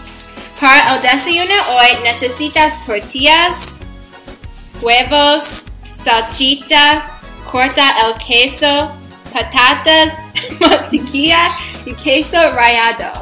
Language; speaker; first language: Spanish; non-native, learner; English